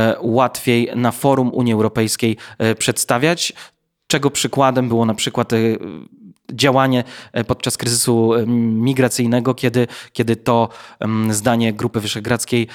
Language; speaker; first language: Polish; native; Polish